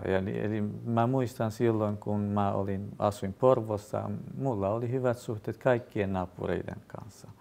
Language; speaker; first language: Finnish; non-native, fluent; Kurdish